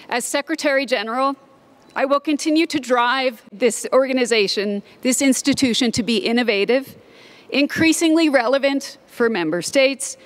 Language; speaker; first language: English; native; English